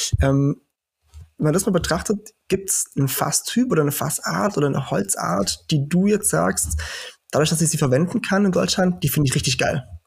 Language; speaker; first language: German; early bilingual, heritage; German